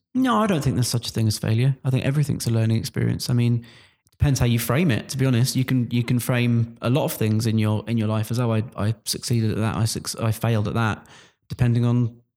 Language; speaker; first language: English; native; English